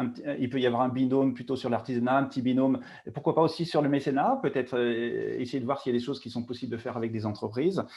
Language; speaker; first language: French; native; French